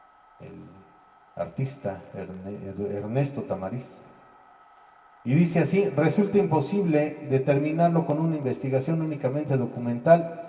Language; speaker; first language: Spanish; native; Spanish